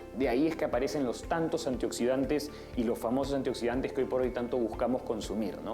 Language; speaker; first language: Spanish; native; Spanish